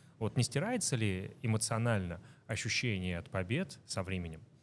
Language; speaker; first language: Russian; native; Russian